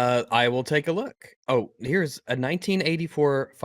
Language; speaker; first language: English; native; English